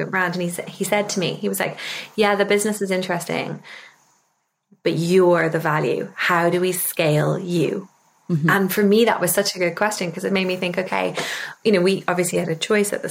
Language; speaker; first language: English; native; English